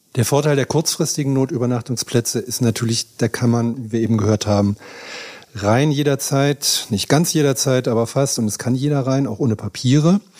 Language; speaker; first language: German; native; German